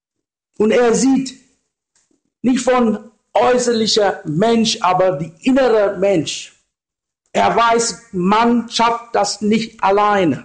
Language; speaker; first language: German; non-native, learner; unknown